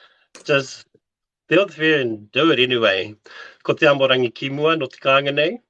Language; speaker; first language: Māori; non-native, local second language; English